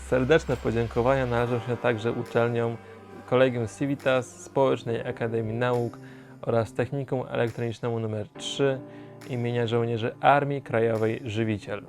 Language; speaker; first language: Polish; native; Polish